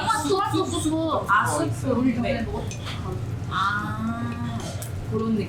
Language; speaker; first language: Korean; non-native, fluent; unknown